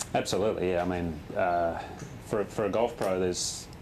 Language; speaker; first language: English; native; English